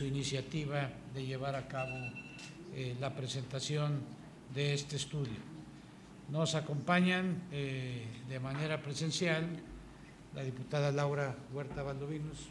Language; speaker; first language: Spanish; native; Spanish